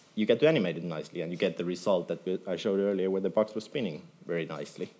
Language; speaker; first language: English; non-native, fluent; Finnish